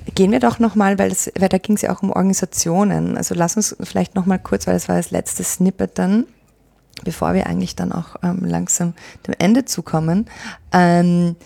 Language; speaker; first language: German; native; German